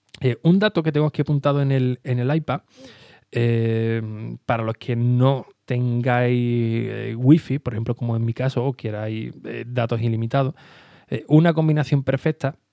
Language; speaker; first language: Spanish; native; Spanish